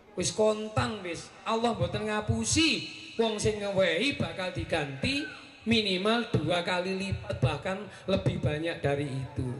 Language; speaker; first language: Javanese; native; Javanese